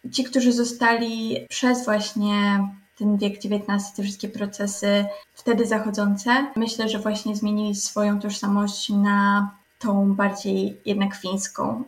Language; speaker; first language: Polish; native; Polish